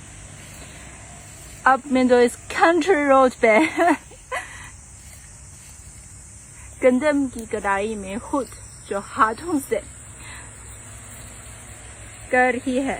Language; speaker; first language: Urdu; non-native, fluent; Chinese